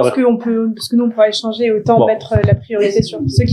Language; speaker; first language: French; native; French